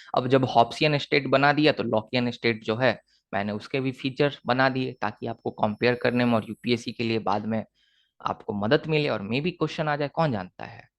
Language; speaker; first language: Hindi; native; Hindi